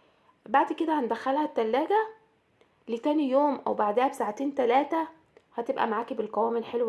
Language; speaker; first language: Arabic; native; Arabic